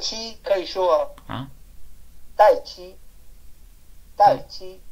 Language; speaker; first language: Chinese; non-native, learner; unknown